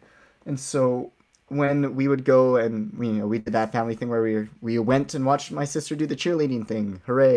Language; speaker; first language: English; native; English